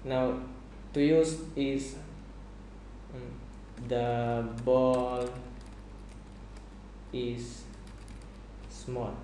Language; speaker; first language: English; non-native, fluent; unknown